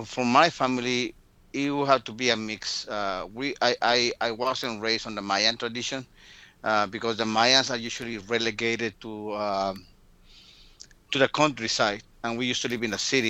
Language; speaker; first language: English; early bilingual, other home language; Spanish